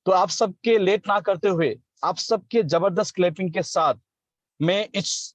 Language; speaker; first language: Hindi; non-native, local second language; Assamese